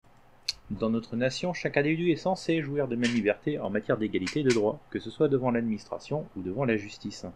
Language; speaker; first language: French; native; French